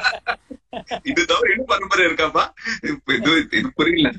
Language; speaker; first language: Tamil; non-native, fluent; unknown